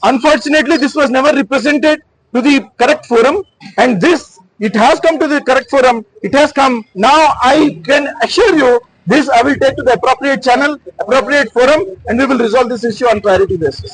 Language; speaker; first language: English; non-native, local second language; Urdu